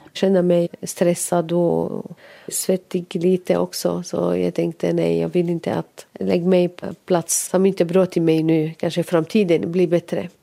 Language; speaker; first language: Swedish; non-native, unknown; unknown